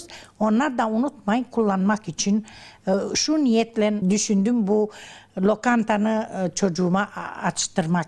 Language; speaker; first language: Turkish; early bilingual, heritage; Crimean Tatar